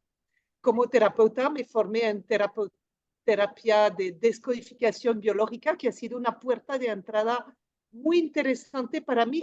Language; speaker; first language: Spanish; non-native, fluent; French